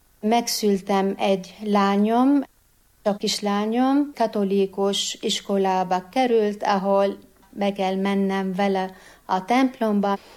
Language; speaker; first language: Hungarian; non-native, fluent; Arabic